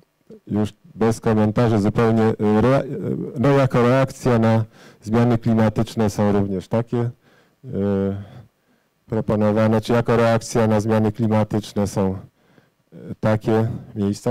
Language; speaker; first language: Polish; native; Polish